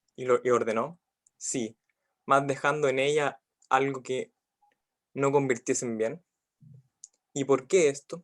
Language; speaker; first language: Spanish; native; Spanish